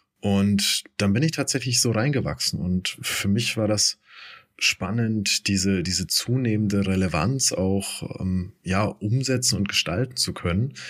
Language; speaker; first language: German; native; German